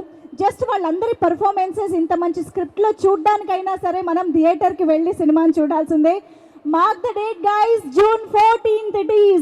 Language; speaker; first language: Telugu; native; Telugu